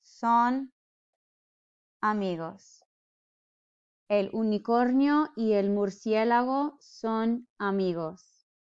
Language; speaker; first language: Spanish; non-native, fluent; English